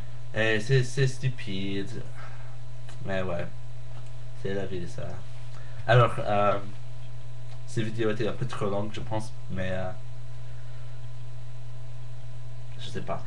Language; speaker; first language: French; non-native, learner; English